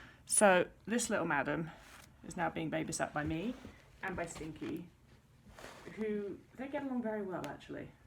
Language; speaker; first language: English; native; English